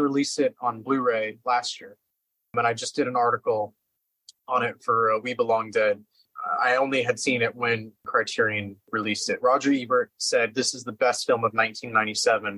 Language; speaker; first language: English; native; English